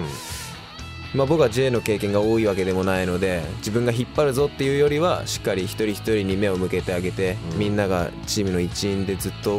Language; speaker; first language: Japanese; native; Japanese